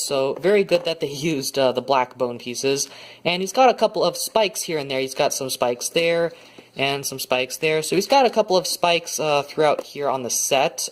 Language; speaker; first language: English; native; English